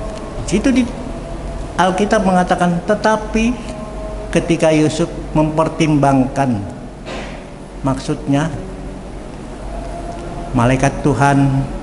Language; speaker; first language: Indonesian; native; Indonesian